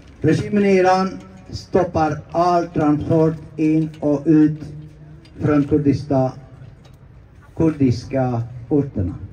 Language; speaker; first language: Swedish; non-native, fluent; Persian